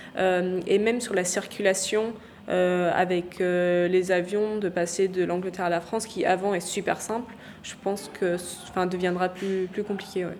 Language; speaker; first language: French; early bilingual, other home language; English